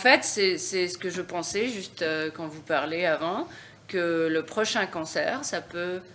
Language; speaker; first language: French; non-native, fluent; Russian